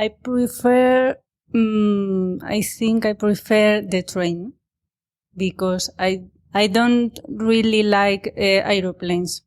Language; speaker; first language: English; non-native, learner; Spanish